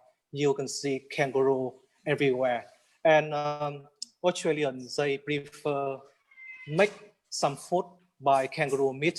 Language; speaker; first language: English; non-native, learner; Vietnamese